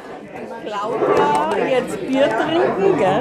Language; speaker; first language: German; non-native, learner; Polish